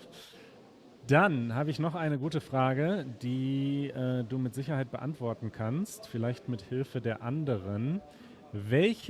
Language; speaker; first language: German; native; German